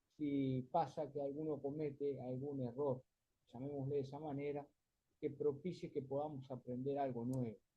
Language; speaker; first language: Spanish; native; Spanish